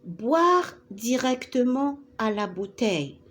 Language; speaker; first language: French; non-native, local second language; Arabic